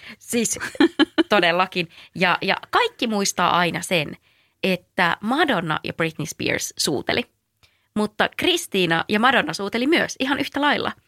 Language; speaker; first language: Finnish; native; Finnish